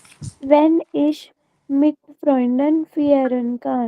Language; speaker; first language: German; non-native, learner; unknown